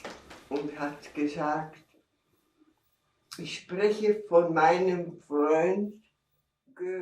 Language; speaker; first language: German; non-native, fluent; Czech